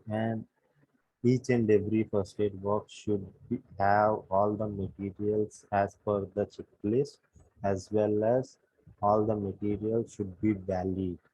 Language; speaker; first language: English; non-native, local second language; Telugu